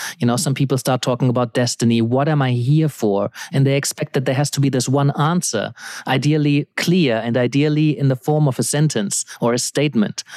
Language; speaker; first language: English; non-native, fluent; German